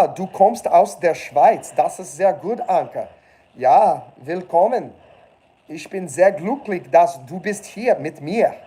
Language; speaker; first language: German; non-native, learner; English